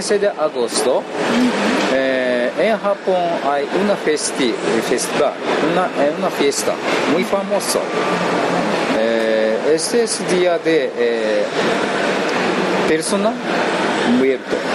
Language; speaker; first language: Spanish; non-native, learner; Japanese